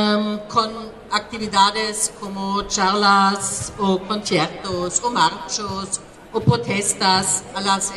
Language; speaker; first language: Spanish; non-native, learner; German